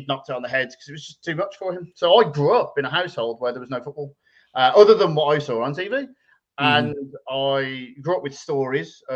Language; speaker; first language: English; native; English